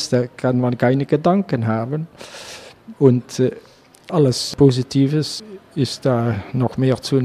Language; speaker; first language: German; non-native, learner; Dutch